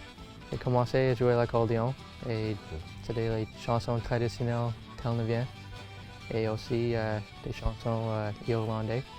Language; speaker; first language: French; non-native, local second language; English